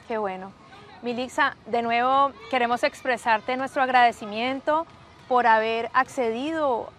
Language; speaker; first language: Spanish; native; Spanish